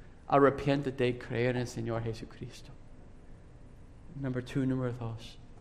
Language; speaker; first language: Spanish; non-native, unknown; English